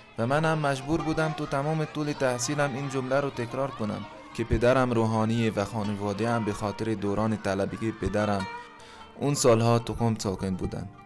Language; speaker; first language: Persian; non-native, fluent; Arabic